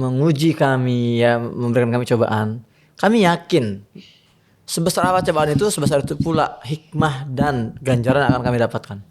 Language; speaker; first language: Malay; non-native, fluent; Arabic